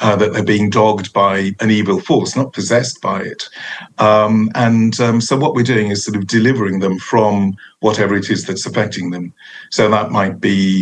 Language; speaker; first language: English; native; English